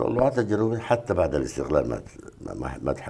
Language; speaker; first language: Arabic; native; Arabic